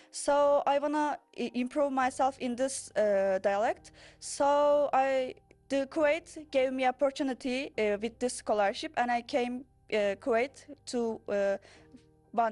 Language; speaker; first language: English; non-native, learner; Turkish